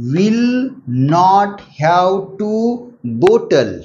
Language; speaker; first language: Hindi; non-native, local second language; Marathi